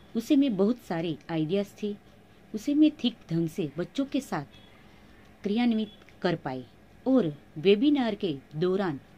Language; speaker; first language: Hindi; non-native, local second language; Gujarati